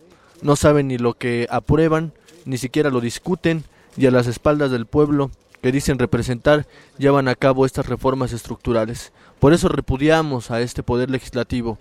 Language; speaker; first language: Spanish; native; Spanish